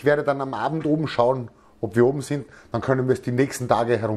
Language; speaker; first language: German; native; German